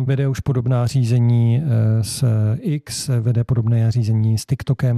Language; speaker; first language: Czech; native; Czech